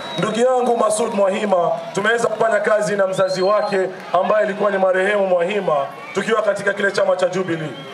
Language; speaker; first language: Swahili; native; Swahili